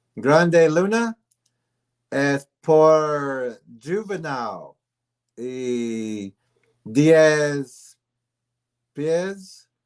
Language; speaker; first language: Spanish; non-native, learner; English